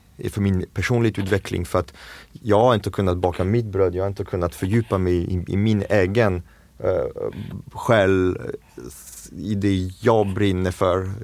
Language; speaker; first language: Swedish; non-native, fluent; French